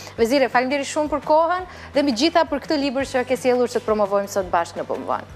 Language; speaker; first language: Albanian; native; Albanian